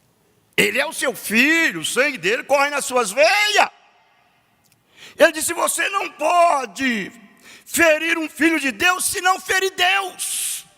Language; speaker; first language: Portuguese; native; Portuguese